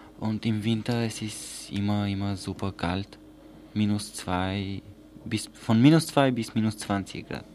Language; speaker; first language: German; non-native, learner; Bulgarian